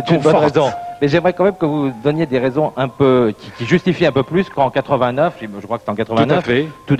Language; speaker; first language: French; native; French